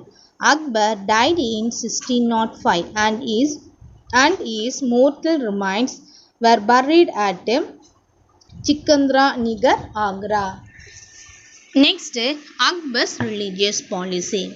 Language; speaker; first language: English; non-native, local second language; Tamil